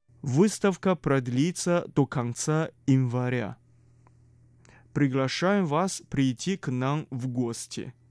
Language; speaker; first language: Russian; non-native, fluent; Chinese